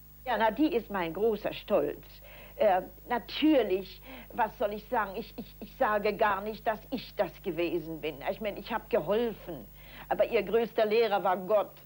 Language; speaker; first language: German; native; German